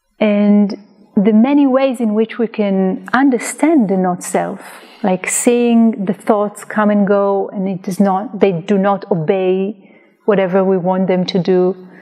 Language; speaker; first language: English; non-native, fluent; Hebrew